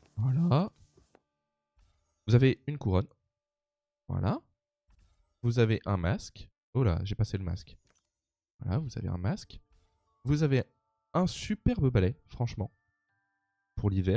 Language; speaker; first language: French; native; French